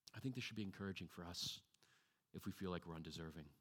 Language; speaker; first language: English; native; English